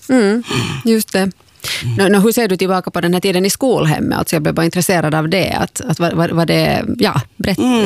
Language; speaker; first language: Swedish; native; Swedish